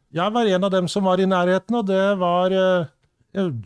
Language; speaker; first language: Norwegian; native; Norwegian